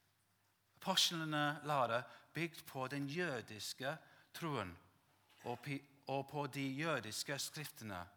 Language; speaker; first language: Norwegian; non-native, fluent; English